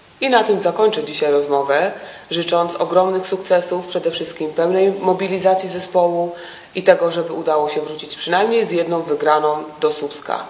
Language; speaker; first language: Polish; native; Polish